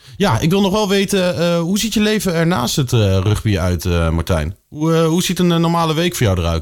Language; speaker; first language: Dutch; native; Dutch